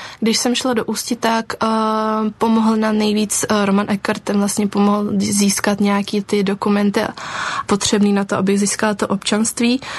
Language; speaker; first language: Czech; early bilingual, other home language; Ukrainian